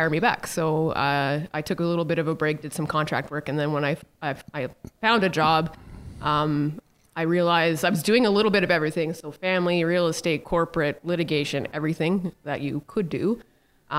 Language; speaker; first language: English; native; English